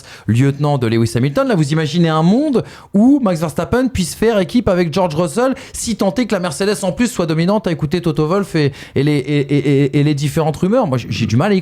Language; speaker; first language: French; native; French